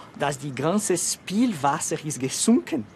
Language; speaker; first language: German; non-native, fluent; Portuguese